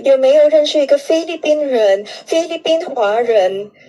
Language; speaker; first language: Chinese; non-native, fluent; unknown